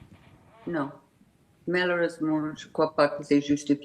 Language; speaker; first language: French; non-native, fluent; English